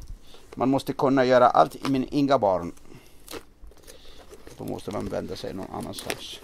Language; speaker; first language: Swedish; non-native, fluent; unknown